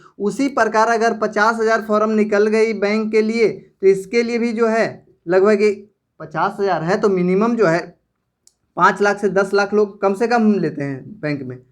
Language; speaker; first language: Hindi; native; Hindi